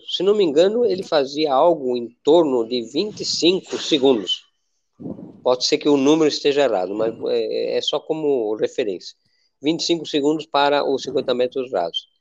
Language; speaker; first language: Portuguese; non-native, fluent; Spanish